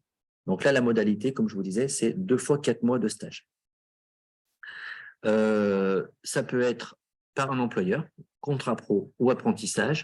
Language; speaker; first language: French; native; French